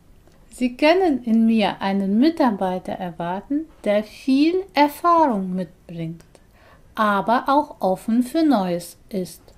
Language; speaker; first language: German; non-native, fluent; Persian